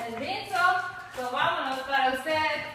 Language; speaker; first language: Spanish; non-native, learner; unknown